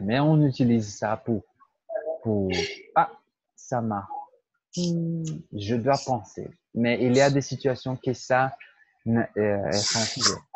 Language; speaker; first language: French; non-native, fluent; Portuguese